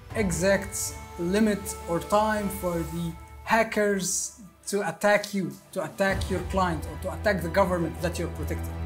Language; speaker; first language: English; early bilingual, other home language; Arabic